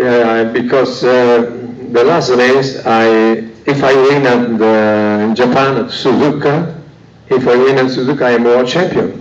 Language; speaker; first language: English; non-native, learner; Italian